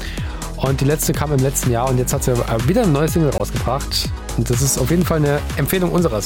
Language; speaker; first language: German; native; German